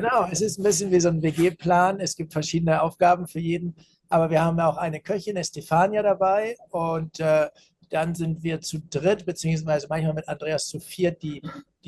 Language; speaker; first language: German; native; German